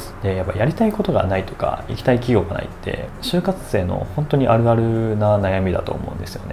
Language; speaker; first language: Japanese; native; Japanese